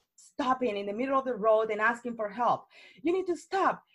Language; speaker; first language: English; non-native, fluent; Spanish